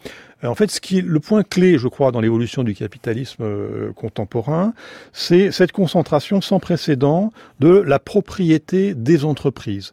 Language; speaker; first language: French; native; French